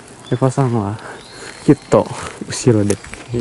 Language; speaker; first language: Japanese; non-native, learner; Indonesian